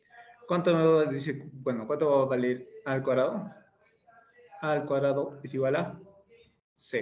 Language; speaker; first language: Spanish; native; Spanish